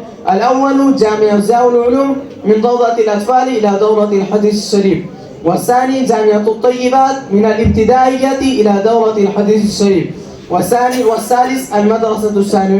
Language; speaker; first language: Arabic; non-native, learner; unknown